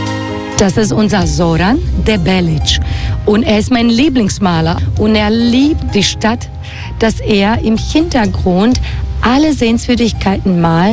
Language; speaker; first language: German; non-native, fluent; Croatian